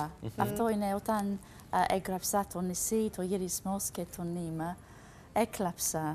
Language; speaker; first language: Greek; non-native, learner; English